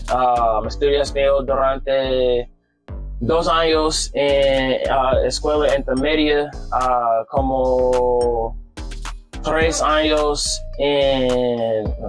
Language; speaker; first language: Spanish; non-native, learner; English